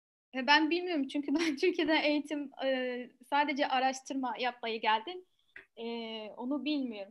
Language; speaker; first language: Turkish; non-native, fluent; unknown